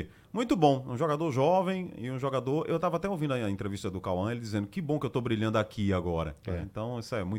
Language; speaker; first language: Portuguese; native; Portuguese